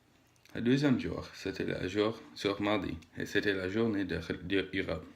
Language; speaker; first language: French; non-native, learner; English